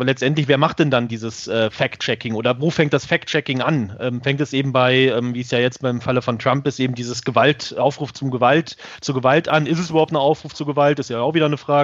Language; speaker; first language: German; native; German